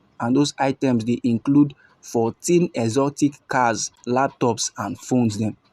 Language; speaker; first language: Nigerian Pidgin; native; Nigerian Pidgin